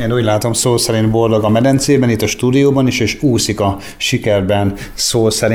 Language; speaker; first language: Hungarian; native; Hungarian